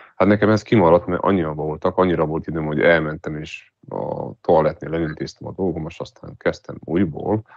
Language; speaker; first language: Hungarian; native; Hungarian